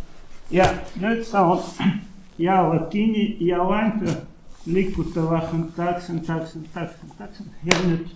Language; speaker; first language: Finnish; non-native, learner; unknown